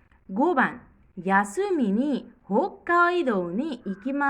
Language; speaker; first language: Japanese; non-native, fluent; Nepali